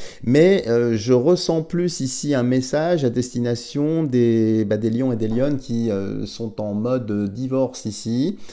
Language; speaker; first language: French; native; French